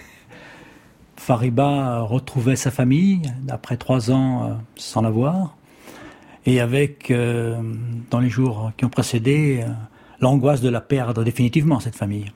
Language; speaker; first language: French; native; French